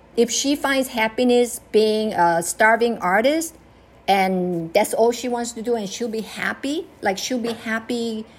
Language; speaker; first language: English; early bilingual, other home language; Korean